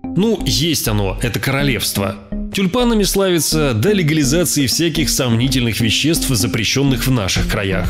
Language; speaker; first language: Russian; native; Russian